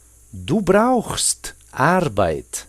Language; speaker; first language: German; non-native, fluent; Portuguese